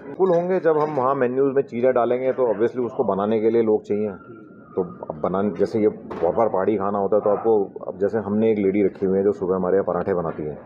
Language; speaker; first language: Hindi; native; Hindi